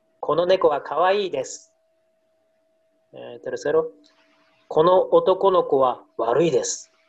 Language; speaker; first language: Japanese; non-native, learner; Spanish